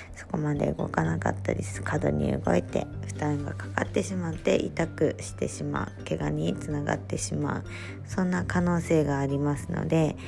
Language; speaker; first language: Japanese; native; Japanese